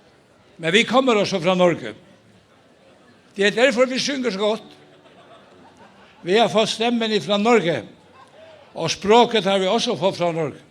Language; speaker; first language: Norwegian; non-native, fluent; Faroese